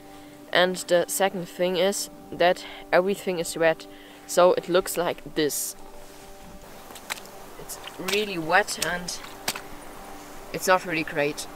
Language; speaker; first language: English; non-native, fluent; German